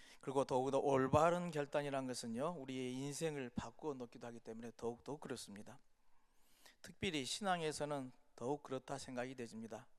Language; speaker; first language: Korean; native; Korean